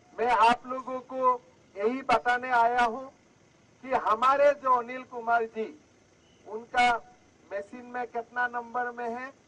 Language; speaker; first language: Hindi; non-native, local second language; Assamese